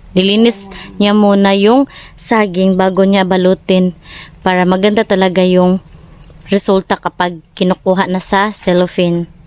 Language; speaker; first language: Filipino; non-native, local second language; Cebuano